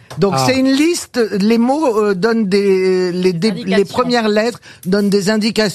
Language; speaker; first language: French; native; French